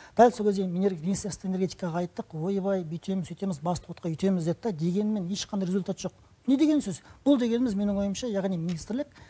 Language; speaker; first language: Kazakh; non-native, local second language; Russian